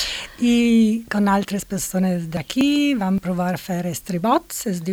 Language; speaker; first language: Catalan; non-native, fluent; Italian